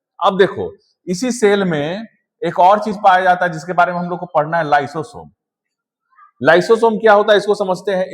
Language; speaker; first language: Hindi; native; Hindi